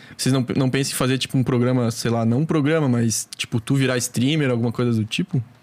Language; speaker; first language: Portuguese; native; Portuguese